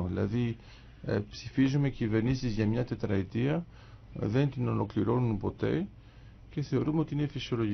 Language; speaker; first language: Greek; native; Greek